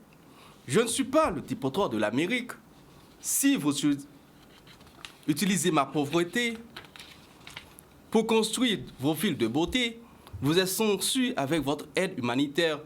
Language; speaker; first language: French; non-native, local second language; Haitian Creole